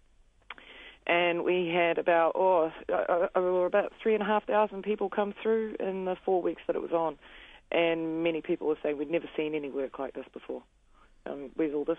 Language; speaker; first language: English; native; English